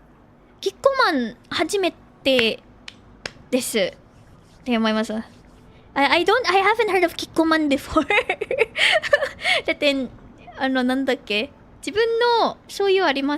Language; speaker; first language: Japanese; non-native, learner; Filipino